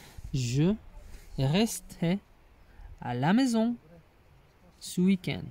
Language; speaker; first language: French; non-native, learner; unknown